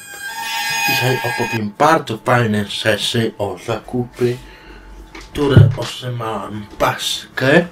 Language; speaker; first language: Polish; non-native, learner; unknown